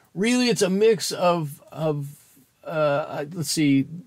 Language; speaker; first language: English; native; English